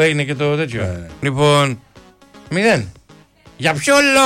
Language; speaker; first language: Greek; native; Greek